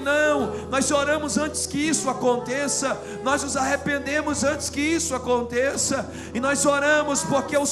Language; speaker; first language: Portuguese; native; Portuguese